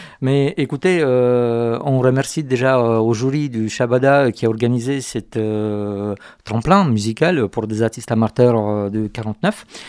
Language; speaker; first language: French; non-native, fluent; Romanian